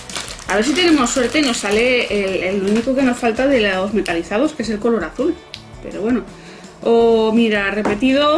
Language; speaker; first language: Spanish; native; Spanish